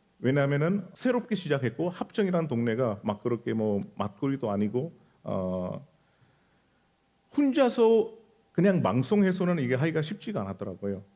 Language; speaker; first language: Korean; non-native, fluent; Hindi